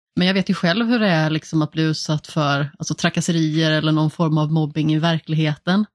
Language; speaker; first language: Swedish; native; Swedish